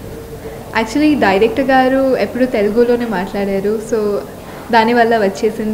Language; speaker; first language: Telugu; non-native, fluent; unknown